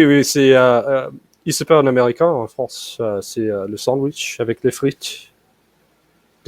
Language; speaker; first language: French; non-native, fluent; English